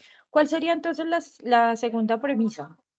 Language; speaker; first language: Spanish; native; Spanish